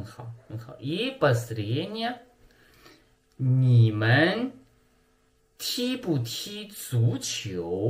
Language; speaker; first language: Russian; non-native, learner; Chinese